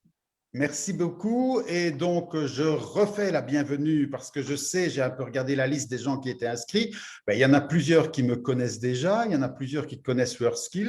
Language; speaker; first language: French; native; French